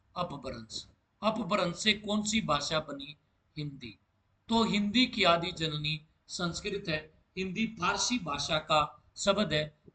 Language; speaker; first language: Hindi; native; Hindi